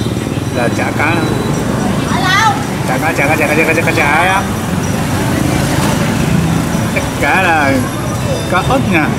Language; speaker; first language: Vietnamese; non-native, learner; Japanese